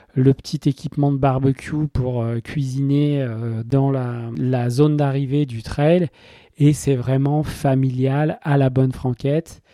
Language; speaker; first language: French; native; French